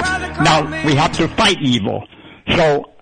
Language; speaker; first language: English; native; English